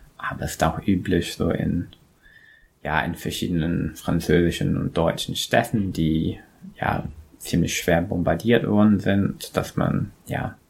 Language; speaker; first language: German; non-native, fluent; English